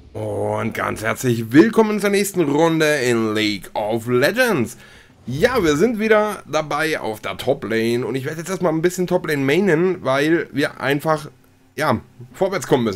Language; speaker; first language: German; native; German